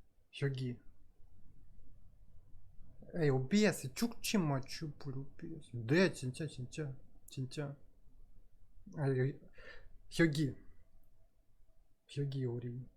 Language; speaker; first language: Korean; non-native, learner; Russian